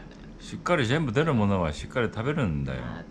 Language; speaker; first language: Japanese; non-native, fluent; Korean